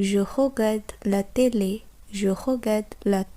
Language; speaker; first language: French; non-native, fluent; Bangla